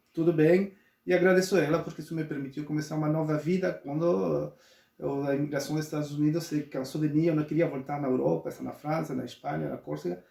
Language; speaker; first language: Portuguese; non-native, local second language; Spanish